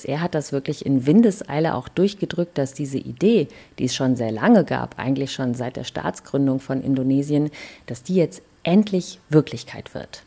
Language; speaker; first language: German; native; German